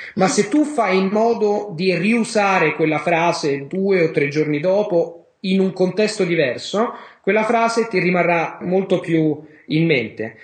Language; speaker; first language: Italian; native; Italian